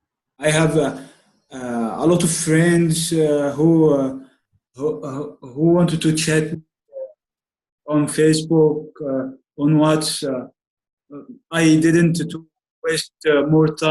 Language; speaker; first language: English; non-native, learner; Arabic